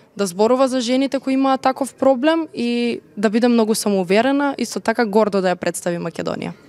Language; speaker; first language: Macedonian; native; Macedonian